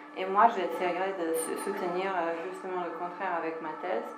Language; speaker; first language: French; non-native, fluent; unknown